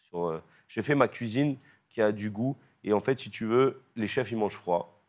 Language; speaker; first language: French; native; French